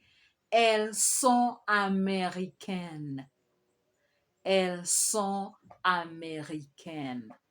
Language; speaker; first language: French; non-native, fluent; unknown